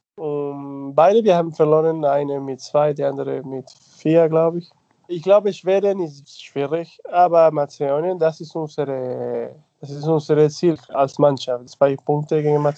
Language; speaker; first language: German; non-native, fluent; Spanish